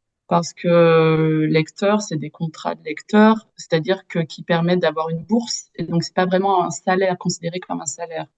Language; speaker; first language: French; native; French